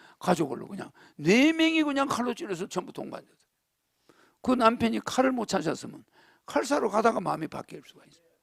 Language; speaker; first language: Korean; native; Korean